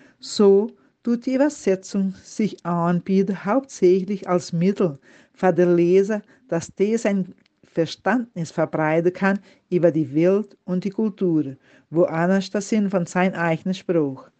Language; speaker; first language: German; early bilingual, heritage; Portuguese